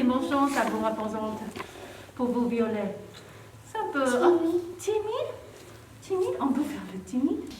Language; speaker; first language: French; non-native, fluent; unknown